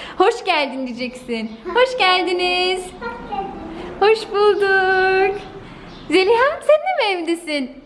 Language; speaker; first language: Turkish; early bilingual, heritage; Turkish